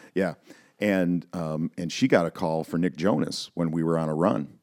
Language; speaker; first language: English; native; English